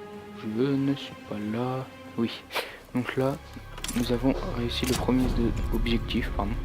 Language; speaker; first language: French; native; French